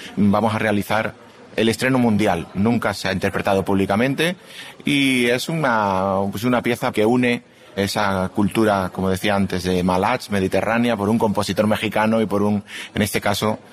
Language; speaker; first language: Spanish; native; Spanish